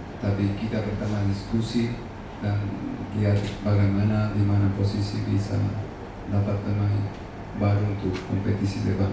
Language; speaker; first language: Indonesian; non-native, learner; Spanish